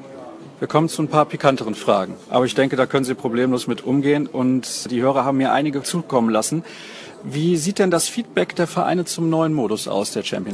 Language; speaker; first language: German; native; German